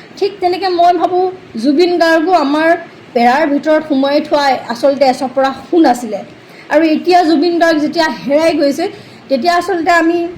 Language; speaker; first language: Assamese; native; Assamese